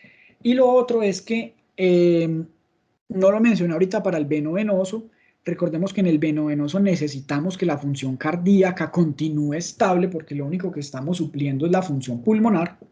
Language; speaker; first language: Spanish; native; Spanish